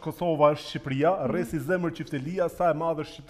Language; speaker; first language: Albanian; native; Albanian